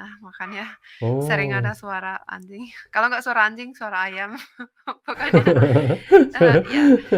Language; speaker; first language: Indonesian; non-native, fluent; Finnish